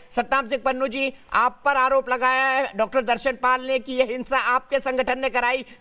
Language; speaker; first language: Hindi; native; Hindi